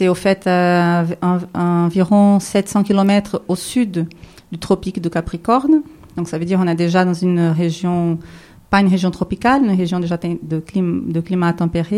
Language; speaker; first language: French; non-native, fluent; Portuguese